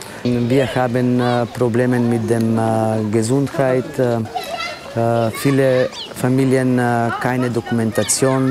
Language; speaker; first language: German; non-native, learner; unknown